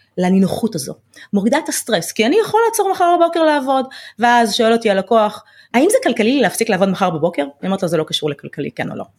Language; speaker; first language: Hebrew; native; Hebrew